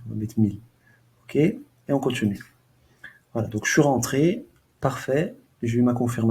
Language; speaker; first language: French; native; French